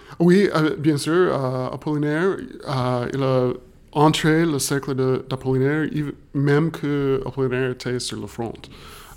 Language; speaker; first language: French; non-native, fluent; English